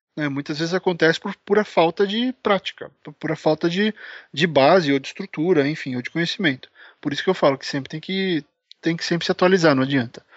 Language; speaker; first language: Portuguese; native; Portuguese